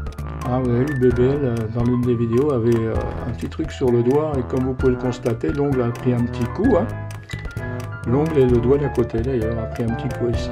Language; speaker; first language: French; native; French